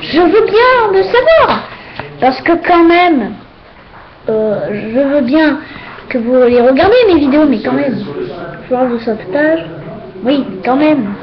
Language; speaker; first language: French; native; French